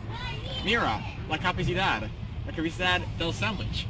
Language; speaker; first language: Spanish; non-native, learner; English